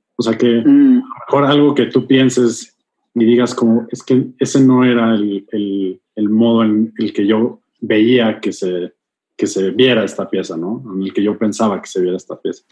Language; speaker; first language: Spanish; native; Spanish